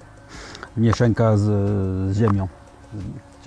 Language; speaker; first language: Polish; early bilingual, heritage; French